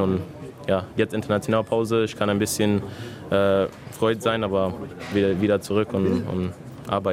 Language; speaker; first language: German; non-native, learner; English